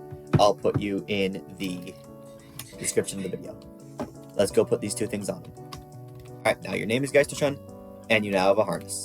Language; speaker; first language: English; native; English